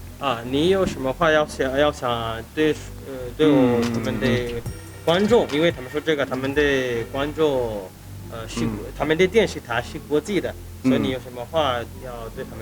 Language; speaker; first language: Chinese; non-native, fluent; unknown